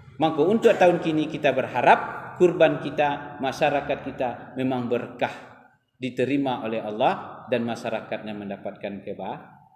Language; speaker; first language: Malay; non-native, local second language; Minangkabau